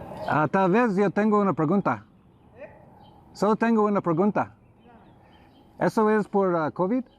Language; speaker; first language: Spanish; non-native, learner; English